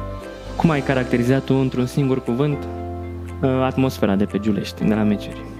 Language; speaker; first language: Romanian; native; Romanian